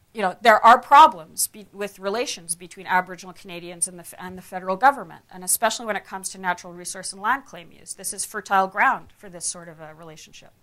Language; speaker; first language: English; native; English